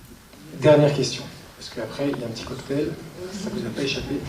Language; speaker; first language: French; native; French